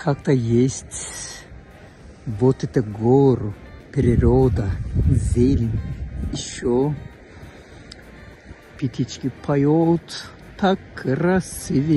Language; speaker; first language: Russian; non-native, fluent; Turkish